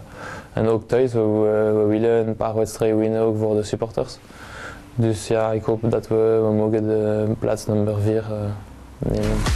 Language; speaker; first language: Dutch; non-native, local second language; French